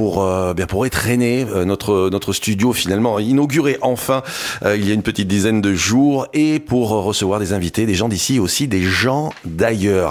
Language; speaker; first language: French; native; French